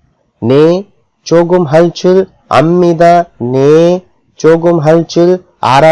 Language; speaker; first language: Korean; non-native, fluent; Urdu